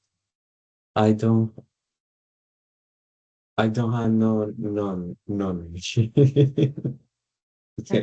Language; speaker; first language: English; non-native, learner; Spanish